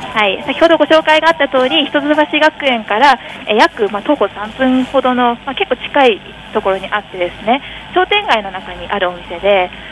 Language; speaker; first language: Japanese; native; Japanese